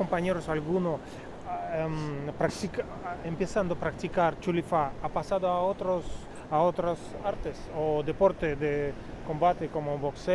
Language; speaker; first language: Spanish; non-native, fluent; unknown